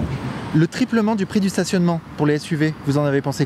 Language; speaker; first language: French; native; French